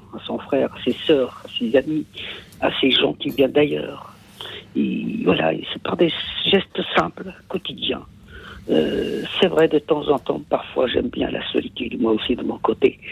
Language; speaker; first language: French; non-native, local second language; Kabyle